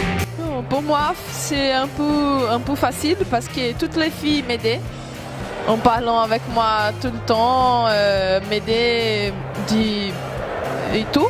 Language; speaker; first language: French; non-native, learner; Portuguese